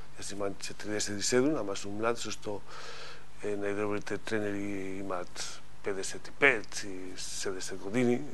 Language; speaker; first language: Macedonian; non-native, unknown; Spanish